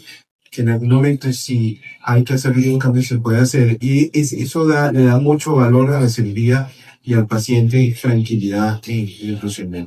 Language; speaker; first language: Spanish; native; Spanish